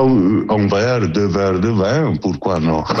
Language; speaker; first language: French; non-native, learner; Italian